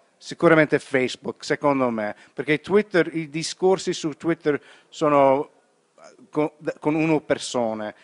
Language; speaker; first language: Italian; non-native, learner; English